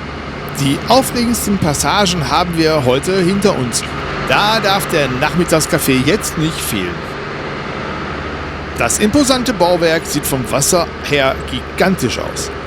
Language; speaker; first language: German; native; German